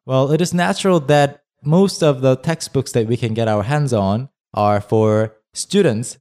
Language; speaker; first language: English; non-native, fluent; Korean